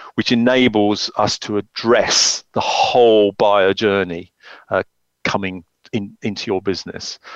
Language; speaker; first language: English; native; English